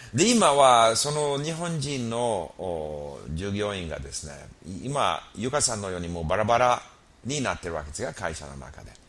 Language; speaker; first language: Japanese; non-native, fluent; English